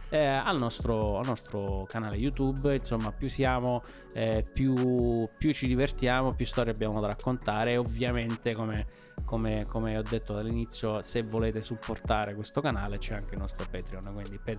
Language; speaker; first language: Italian; native; Italian